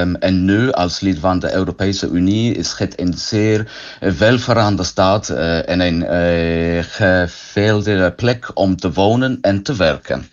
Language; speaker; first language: Dutch; non-native, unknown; English